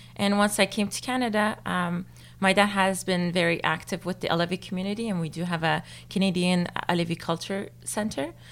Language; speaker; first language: English; non-native, fluent; Turkish